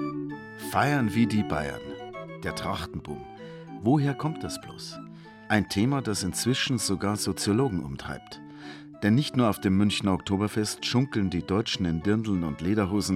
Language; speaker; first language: German; native; German